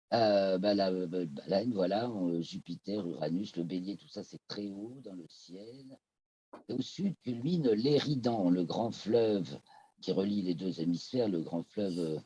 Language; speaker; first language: French; native; French